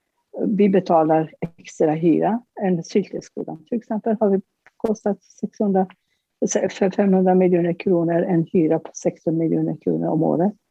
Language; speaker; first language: Swedish; non-native, fluent; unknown